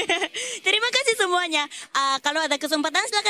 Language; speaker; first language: Indonesian; non-native, learner; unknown